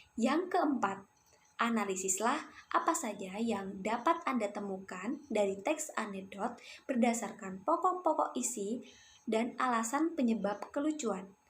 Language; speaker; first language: Indonesian; native; Indonesian